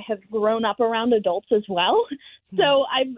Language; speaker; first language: English; native; English